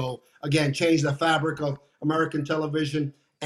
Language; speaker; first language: English; native; English